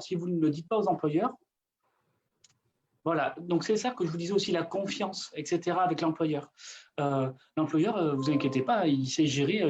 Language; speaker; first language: French; native; French